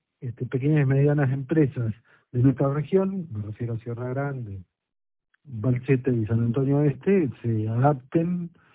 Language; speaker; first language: Spanish; native; Spanish